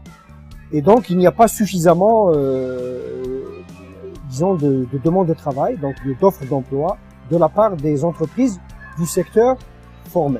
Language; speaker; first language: French; non-native, local second language; Arabic